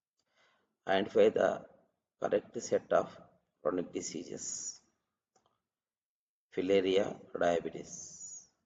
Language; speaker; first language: English; non-native, local second language; Telugu